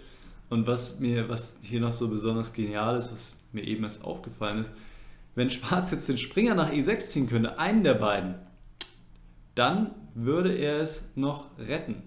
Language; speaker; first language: German; native; German